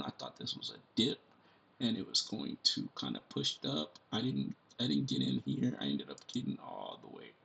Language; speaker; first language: English; native; English